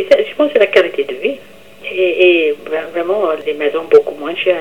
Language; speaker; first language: French; non-native, fluent; English